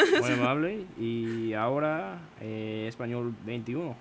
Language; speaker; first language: Spanish; non-native, learner; English